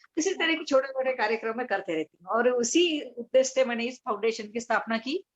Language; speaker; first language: Hindi; non-native, local second language; Marathi